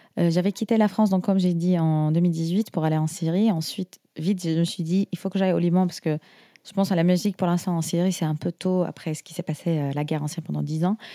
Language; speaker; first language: French; non-native, fluent; Arabic